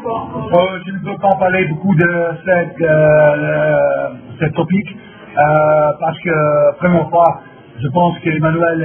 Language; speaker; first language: French; non-native, fluent; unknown